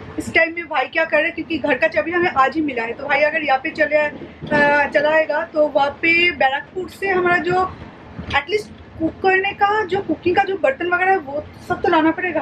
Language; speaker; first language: Hindi; non-native, local second language; Bangla